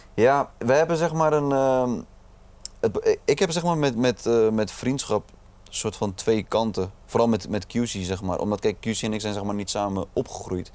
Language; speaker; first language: Dutch; early bilingual, other home language; Arabic